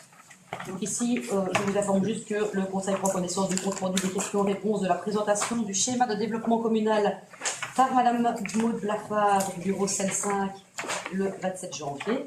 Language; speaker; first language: French; native; French